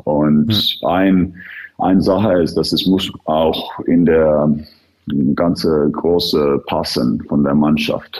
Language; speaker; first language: German; non-native, fluent; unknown